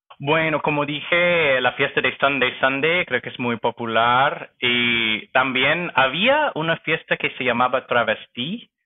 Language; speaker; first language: Spanish; non-native, fluent; English